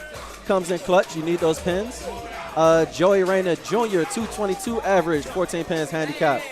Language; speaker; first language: English; native; English